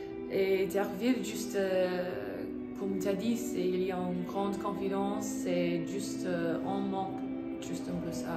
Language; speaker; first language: French; non-native, learner; English